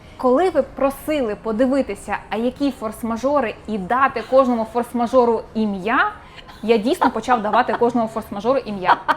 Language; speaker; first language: Ukrainian; native; Ukrainian